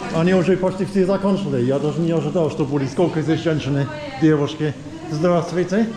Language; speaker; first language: Russian; non-native, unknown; English